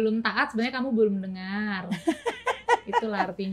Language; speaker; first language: Indonesian; native; Indonesian